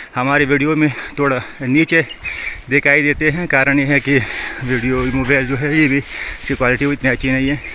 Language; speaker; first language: Hindi; non-native, fluent; Pashto